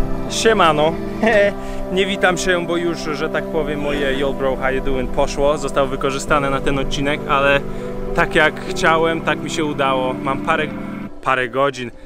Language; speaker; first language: Polish; early bilingual, heritage; Polish